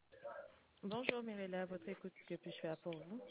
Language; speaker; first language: French; native; French